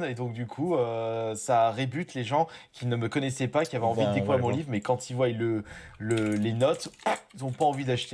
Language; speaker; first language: French; native; French